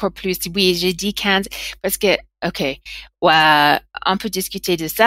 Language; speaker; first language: French; non-native, learner; English